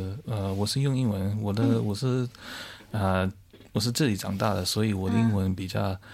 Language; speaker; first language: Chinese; early bilingual, heritage; Chinese